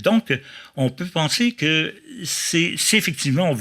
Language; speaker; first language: French; native; French